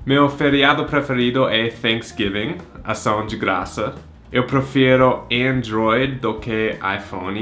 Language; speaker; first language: Portuguese; non-native, fluent; English